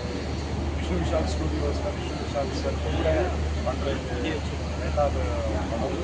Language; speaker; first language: Tamil; non-native, local second language; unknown